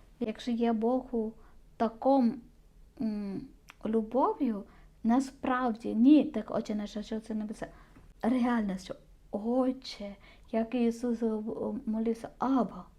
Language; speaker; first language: Ukrainian; non-native, learner; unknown